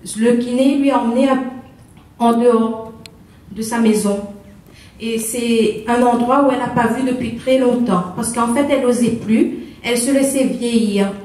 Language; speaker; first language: French; native; French